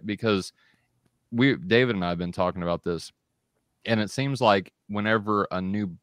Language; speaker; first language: English; native; English